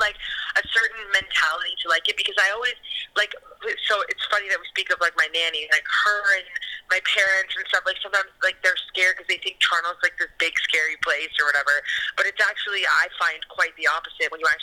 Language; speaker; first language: English; native; English